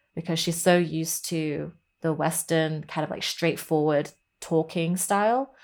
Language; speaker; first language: English; native; English